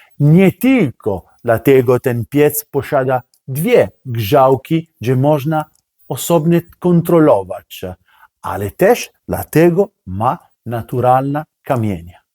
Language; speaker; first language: Polish; non-native, learner; Italian